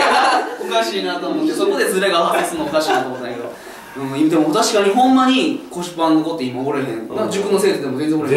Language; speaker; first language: Japanese; native; Japanese